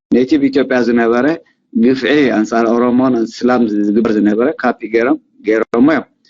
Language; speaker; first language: Tigrinya; non-native, local second language; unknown